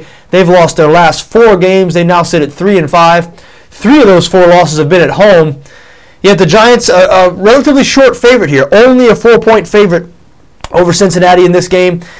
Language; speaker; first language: English; native; English